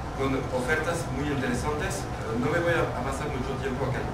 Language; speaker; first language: Spanish; non-native, fluent; French